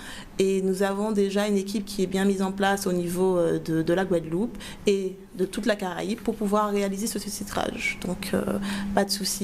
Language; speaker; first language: French; native; French